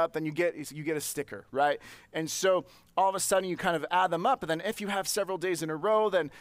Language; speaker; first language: English; native; English